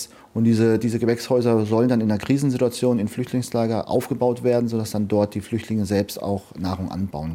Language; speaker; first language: German; native; German